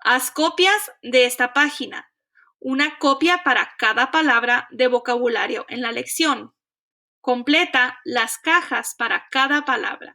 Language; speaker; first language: Spanish; early bilingual, heritage; Spanish